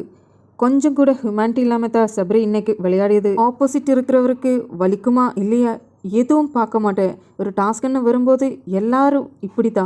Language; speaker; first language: Tamil; non-native, fluent; Malayalam